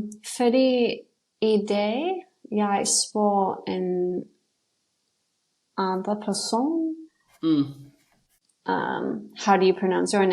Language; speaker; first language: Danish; non-native, learner; English